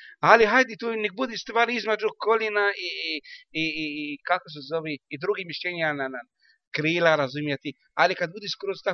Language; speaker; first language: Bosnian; non-native, learner; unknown